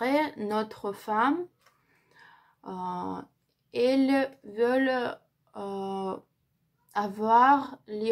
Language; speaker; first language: French; non-native, learner; Ukrainian